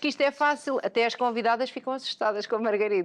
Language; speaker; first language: Portuguese; native; Portuguese